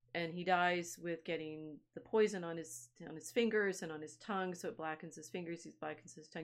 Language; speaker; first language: English; native; English